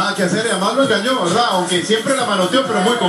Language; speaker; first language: Spanish; native; Spanish